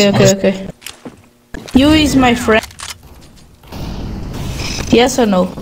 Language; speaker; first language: English; non-native, learner; Hungarian